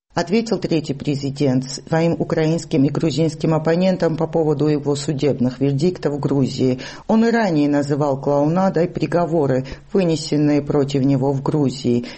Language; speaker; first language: Russian; non-native, local second language; Georgian